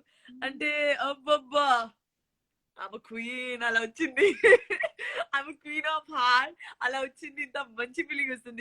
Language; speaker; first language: Telugu; non-native, local second language; Gujarati